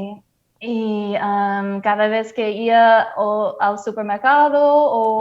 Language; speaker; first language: Spanish; non-native, fluent; English